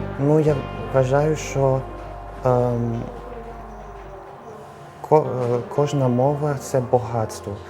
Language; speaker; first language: Ukrainian; non-native, fluent; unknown